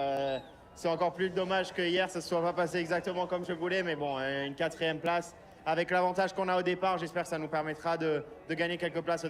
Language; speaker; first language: French; native; French